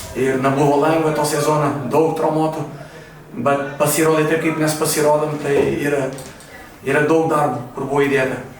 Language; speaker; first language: Lithuanian; non-native, fluent; Portuguese